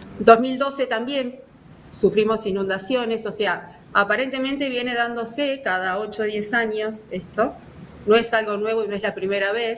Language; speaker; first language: Spanish; native; Spanish